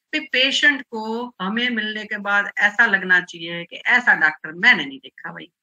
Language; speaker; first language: Hindi; non-native, local second language; Gujarati